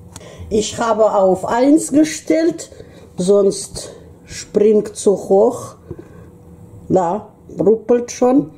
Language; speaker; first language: German; non-native, fluent; Russian